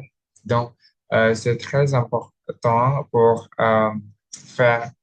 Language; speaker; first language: French; non-native, learner; Indonesian